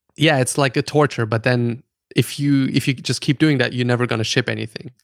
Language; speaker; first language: English; non-native, fluent; German